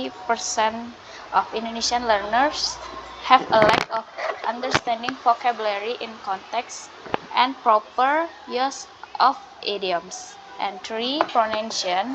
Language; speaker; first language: English; non-native, learner; Indonesian